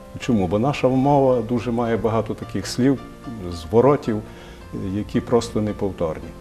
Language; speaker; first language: Ukrainian; native; Ukrainian